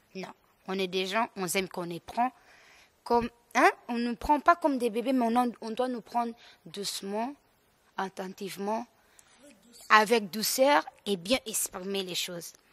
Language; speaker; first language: French; non-native, local second language; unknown